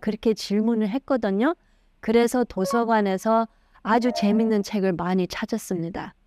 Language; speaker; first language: Korean; early bilingual, heritage; Korean